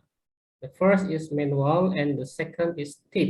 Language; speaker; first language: English; non-native, fluent; Indonesian